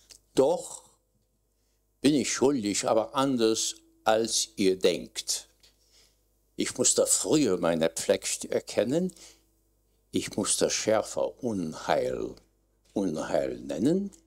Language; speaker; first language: German; non-native, learner; English